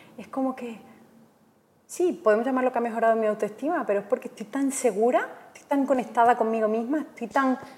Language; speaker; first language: Spanish; native; Spanish